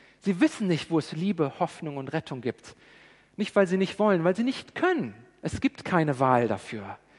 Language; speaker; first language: German; native; German